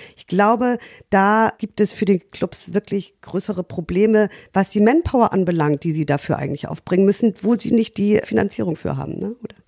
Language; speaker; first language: German; native; German